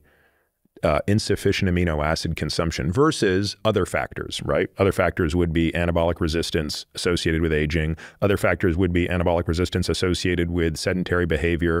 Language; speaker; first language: English; native; English